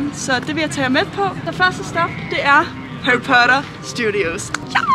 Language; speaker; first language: Danish; native; Danish